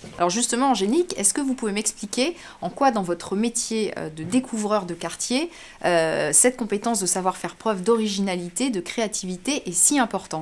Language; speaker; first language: French; native; French